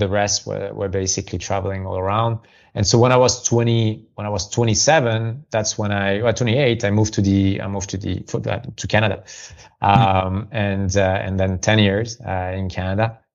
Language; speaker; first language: English; non-native, fluent; French